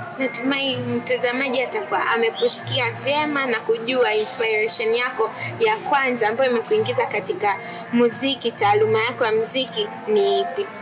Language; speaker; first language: Swahili; native; Swahili